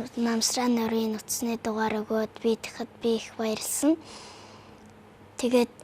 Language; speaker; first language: Mongolian; native; Mongolian